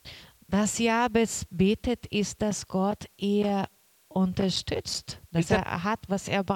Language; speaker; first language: German; non-native, learner; Portuguese